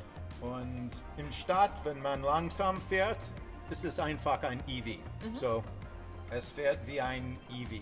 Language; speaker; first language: German; non-native, fluent; English